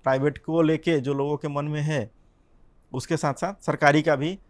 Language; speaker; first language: Hindi; non-native, local second language; Gujarati